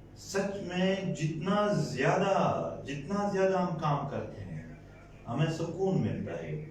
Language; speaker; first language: Urdu; non-native, local second language; Pashto